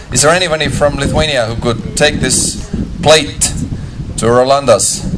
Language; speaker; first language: English; non-native, fluent; Estonian